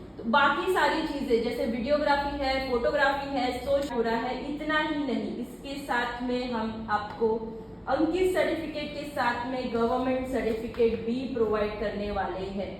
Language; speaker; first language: Hindi; native; Hindi